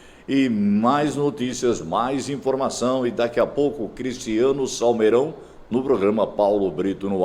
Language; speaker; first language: Portuguese; native; Portuguese